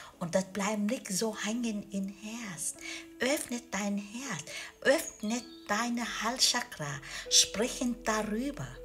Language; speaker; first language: German; non-native, learner; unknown